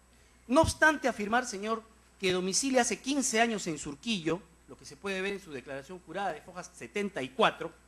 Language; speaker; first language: Spanish; native; Spanish